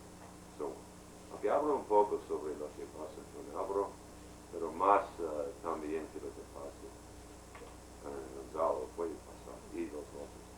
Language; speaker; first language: Spanish; non-native, learner; English